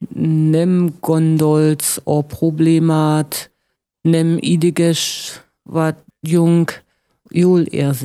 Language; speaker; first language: Hungarian; non-native, learner; German